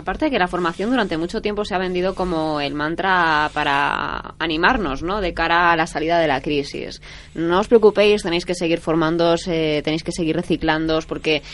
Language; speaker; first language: Spanish; native; Spanish